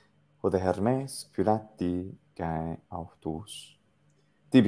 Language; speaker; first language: Greek; non-native, fluent; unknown